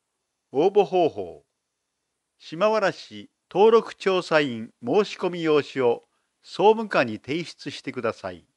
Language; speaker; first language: Japanese; native; Japanese